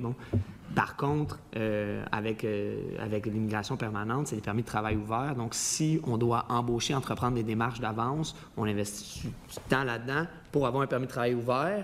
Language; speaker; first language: French; native; French